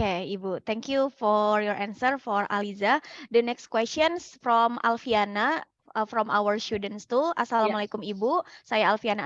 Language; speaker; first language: English; non-native, fluent; Indonesian